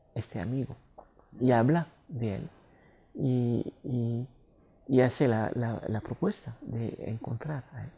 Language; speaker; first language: Spanish; non-native, fluent; French